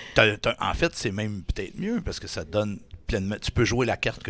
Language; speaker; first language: French; native; French